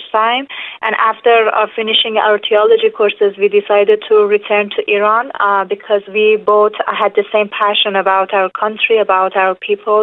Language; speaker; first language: English; non-native, fluent; Persian